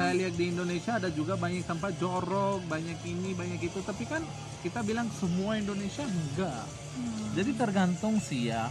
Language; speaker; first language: Indonesian; non-native, fluent; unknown